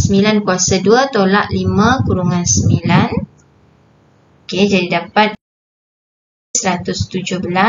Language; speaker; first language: Malay; native; Malay